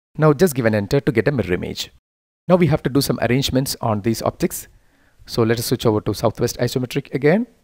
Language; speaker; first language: English; non-native, local second language; Malayalam